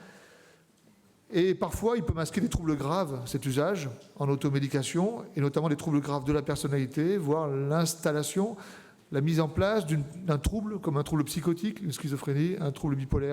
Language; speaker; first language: French; native; French